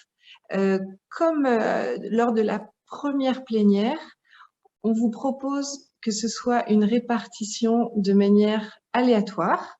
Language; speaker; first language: French; native; French